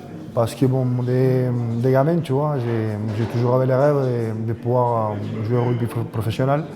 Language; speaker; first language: French; non-native, fluent; Spanish